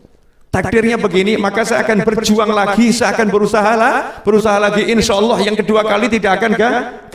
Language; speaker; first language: Indonesian; native; Indonesian